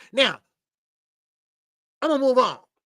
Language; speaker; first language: English; native; English